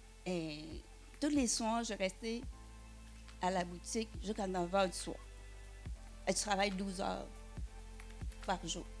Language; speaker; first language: French; non-native, fluent; Vietnamese